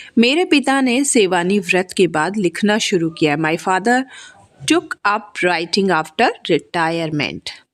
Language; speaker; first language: Hindi; native; Hindi